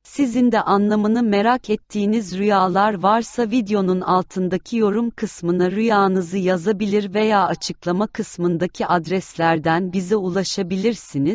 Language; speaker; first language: Turkish; native; Turkish